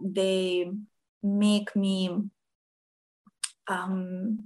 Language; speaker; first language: English; non-native, fluent; Ukrainian